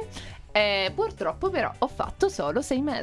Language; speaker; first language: Italian; native; Italian